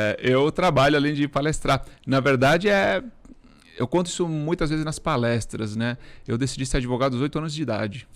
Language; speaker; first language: Portuguese; early bilingual, other home language; Spanish